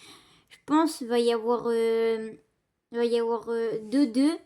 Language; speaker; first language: French; native; French